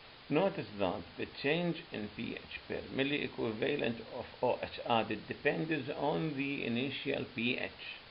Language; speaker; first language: English; non-native, fluent; Arabic